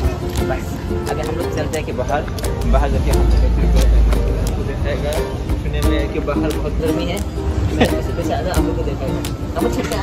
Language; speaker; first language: Hindi; non-native, local second language; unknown